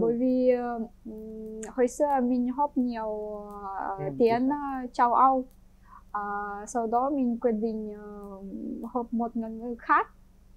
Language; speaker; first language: Vietnamese; non-native, fluent; Ukrainian